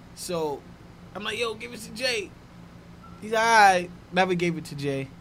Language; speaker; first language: English; native; English